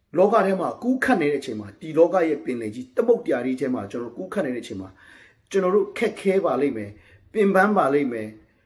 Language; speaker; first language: Burmese; non-native, local second language; Kachin